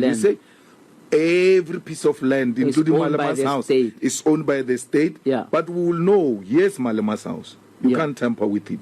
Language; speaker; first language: English; non-native, local second language; Northern Sotho